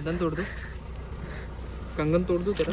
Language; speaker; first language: Hindi; non-native, local second language; Marathi